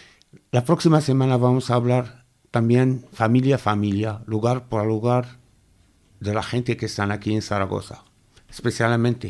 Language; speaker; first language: Spanish; non-native, fluent; Arabic